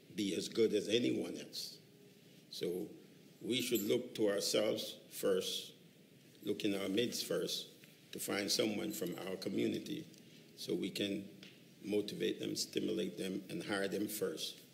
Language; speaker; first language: English; native; English